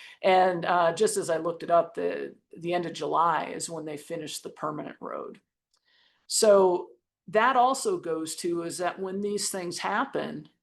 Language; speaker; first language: English; native; English